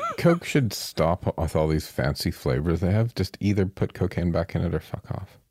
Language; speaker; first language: English; native; English